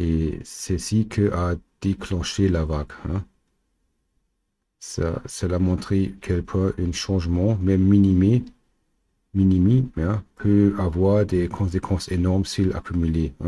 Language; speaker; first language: French; non-native, learner; German